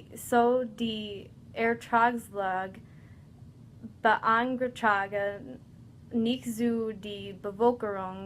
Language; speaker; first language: German; non-native, learner; English